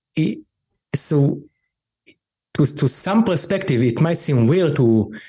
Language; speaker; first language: English; non-native, fluent; Hebrew